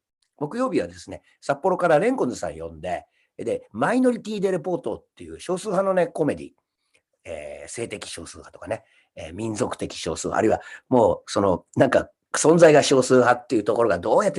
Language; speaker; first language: Japanese; native; Japanese